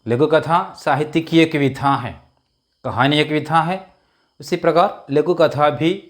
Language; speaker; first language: Hindi; non-native, local second language; Malayalam